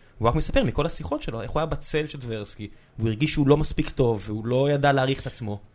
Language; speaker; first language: Hebrew; native; Hebrew